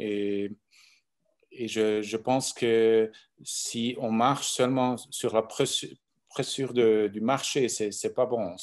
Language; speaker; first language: French; non-native, local second language; German